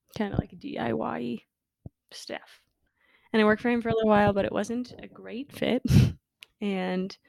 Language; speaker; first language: English; native; English